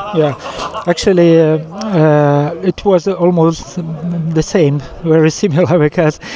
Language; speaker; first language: English; non-native, fluent; Ukrainian